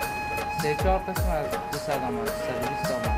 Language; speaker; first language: Persian; native; Persian